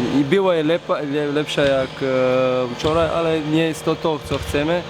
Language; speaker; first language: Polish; non-native, learner; Croatian